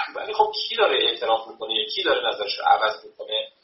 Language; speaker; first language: Persian; native; Persian